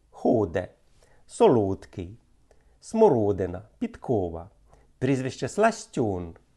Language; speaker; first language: Ukrainian; native; Ukrainian